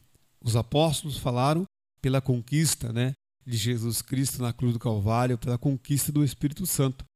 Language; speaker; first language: Portuguese; native; Portuguese